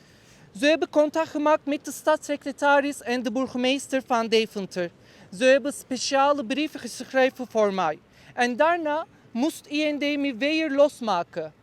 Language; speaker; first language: Dutch; non-native, fluent; Turkish